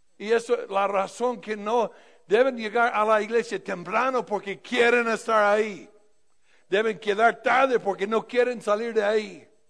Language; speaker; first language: Spanish; non-native, fluent; English